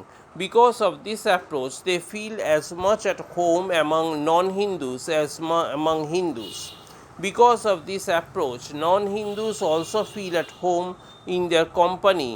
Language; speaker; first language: English; non-native, local second language; Bangla